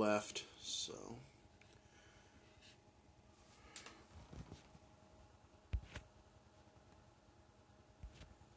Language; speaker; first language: English; native; English